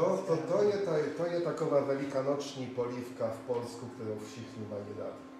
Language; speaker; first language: Czech; non-native, fluent; Polish